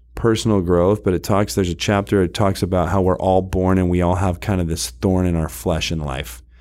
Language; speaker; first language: English; native; English